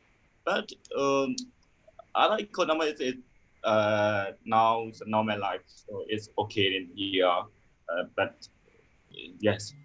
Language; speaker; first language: English; non-native, learner; Burmese